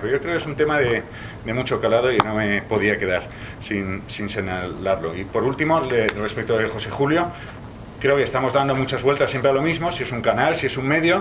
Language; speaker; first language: Spanish; native; Spanish